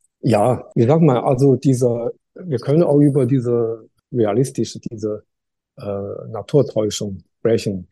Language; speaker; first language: German; non-native, fluent; Chinese